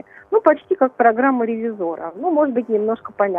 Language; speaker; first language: Russian; native; Russian